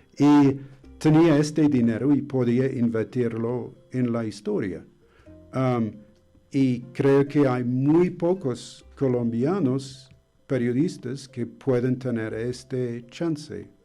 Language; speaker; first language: Spanish; non-native, fluent; English